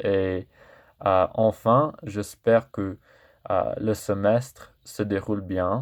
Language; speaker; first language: French; non-native, fluent; English